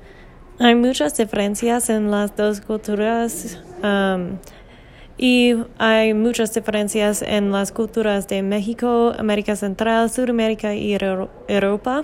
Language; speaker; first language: Spanish; non-native, learner; English